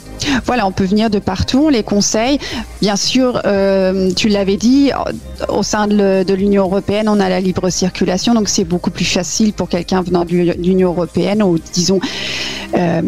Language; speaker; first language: French; native; French